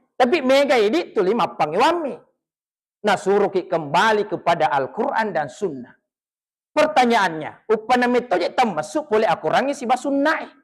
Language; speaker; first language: Malay; non-native, local second language; Buginese